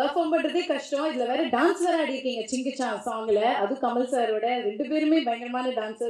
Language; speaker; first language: Tamil; native; Tamil